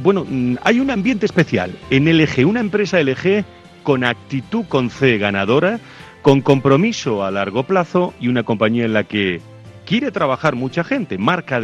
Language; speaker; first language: Spanish; native; Spanish